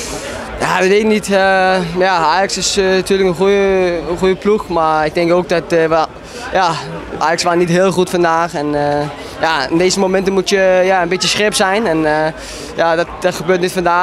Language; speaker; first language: Dutch; non-native, fluent; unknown